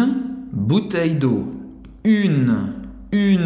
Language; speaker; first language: French; non-native, fluent; Portuguese